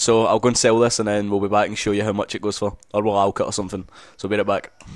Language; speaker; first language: English; native; English